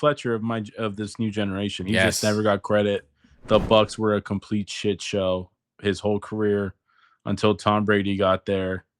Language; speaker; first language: English; native; English